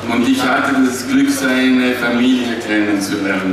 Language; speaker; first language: German; non-native, fluent; Slovenian